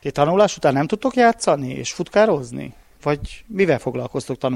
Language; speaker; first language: Hungarian; native; Hungarian